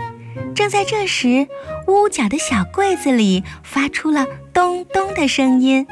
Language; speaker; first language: Chinese; native; Chinese